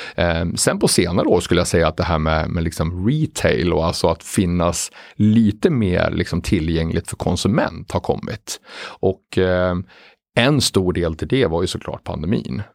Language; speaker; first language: Swedish; native; Swedish